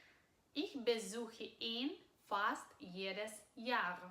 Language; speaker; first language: German; non-native, fluent; Russian